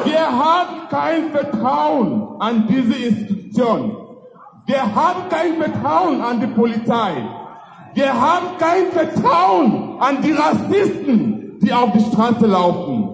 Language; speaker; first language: German; non-native, fluent; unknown